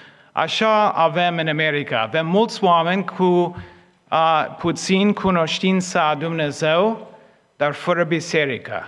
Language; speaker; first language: Romanian; non-native, fluent; English